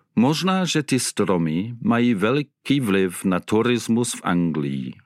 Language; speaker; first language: Czech; non-native, fluent; English